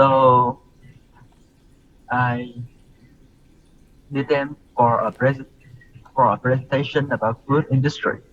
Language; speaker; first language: English; non-native, learner; Vietnamese